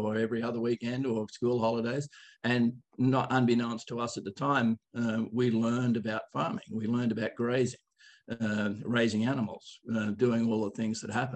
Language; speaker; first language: English; native; English